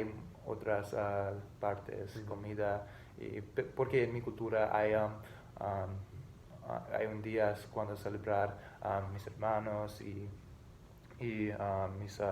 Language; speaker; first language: Spanish; non-native, learner; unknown